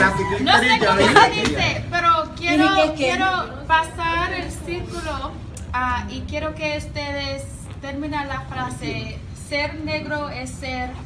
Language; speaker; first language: Spanish; non-native, learner; English